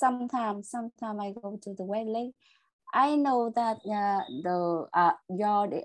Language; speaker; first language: English; non-native, learner; Vietnamese